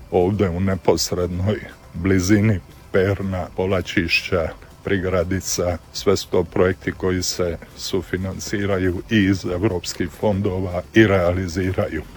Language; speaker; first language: Croatian; native; Croatian